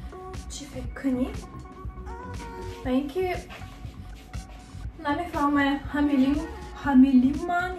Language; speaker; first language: Persian; non-native, learner; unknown